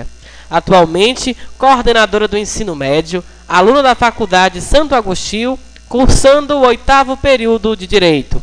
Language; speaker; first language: Portuguese; native; Portuguese